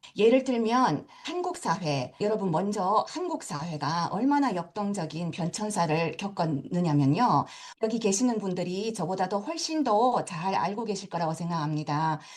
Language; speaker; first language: Korean; early bilingual, heritage; Japanese